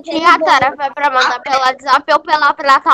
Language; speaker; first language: Portuguese; native; Portuguese